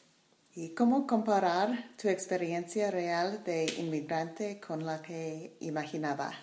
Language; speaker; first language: Spanish; non-native, learner; English